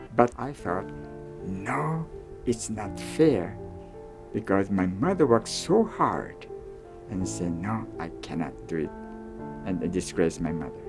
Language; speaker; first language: English; non-native, fluent; Japanese